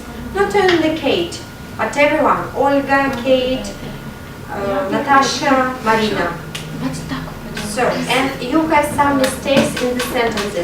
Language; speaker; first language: English; non-native, fluent; Russian